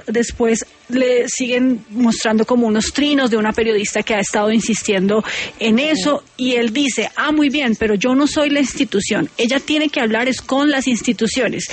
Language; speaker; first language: Spanish; native; Spanish